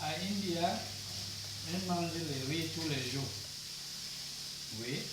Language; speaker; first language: French; non-native, learner; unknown